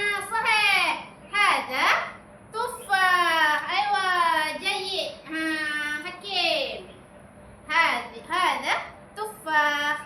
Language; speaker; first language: Arabic; non-native, learner; Malay